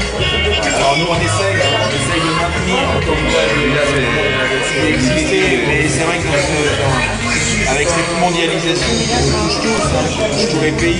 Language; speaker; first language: French; native; French